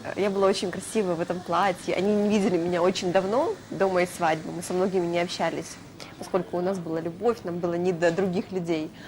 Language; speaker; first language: Russian; native; Russian